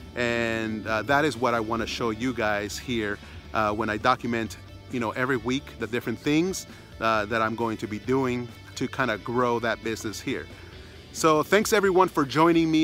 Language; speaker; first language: English; early bilingual, other home language; Spanish